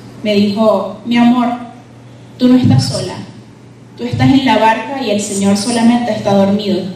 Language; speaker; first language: Spanish; native; Spanish